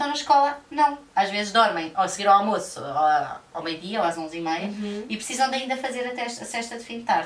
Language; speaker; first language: Portuguese; native; Portuguese